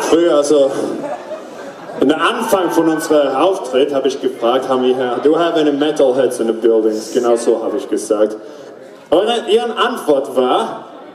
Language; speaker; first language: German; non-native, learner; Swedish